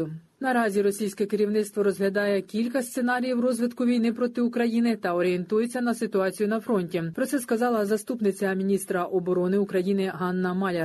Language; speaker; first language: Ukrainian; native; Ukrainian